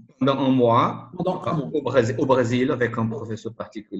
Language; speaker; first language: French; non-native, learner; Portuguese